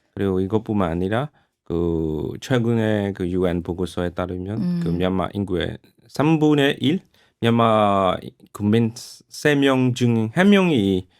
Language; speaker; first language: Korean; non-native, fluent; Burmese